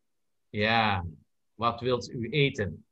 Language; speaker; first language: Dutch; non-native, learner; Indonesian